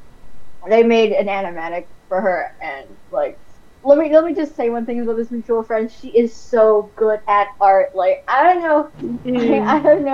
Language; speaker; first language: English; native; English